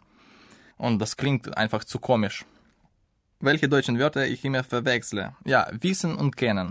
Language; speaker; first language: German; non-native, fluent; Russian